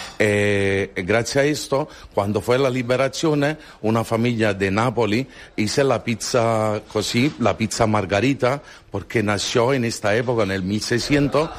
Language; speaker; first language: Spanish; non-native, fluent; Italian